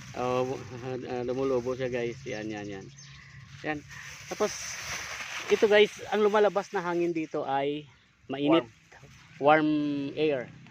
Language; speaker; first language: Filipino; native; Filipino